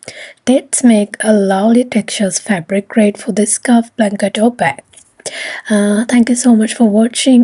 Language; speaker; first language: English; non-native, fluent; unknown